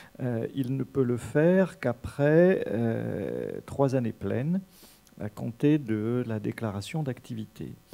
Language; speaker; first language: French; native; French